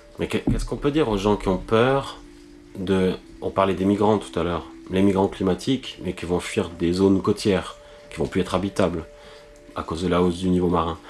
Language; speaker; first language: French; native; French